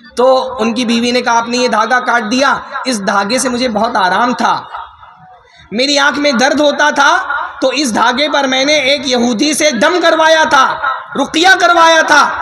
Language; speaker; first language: Urdu; native; Urdu